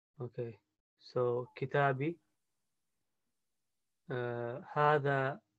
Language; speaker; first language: Arabic; non-native, learner; English